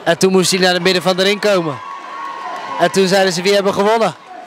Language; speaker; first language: Dutch; native; Dutch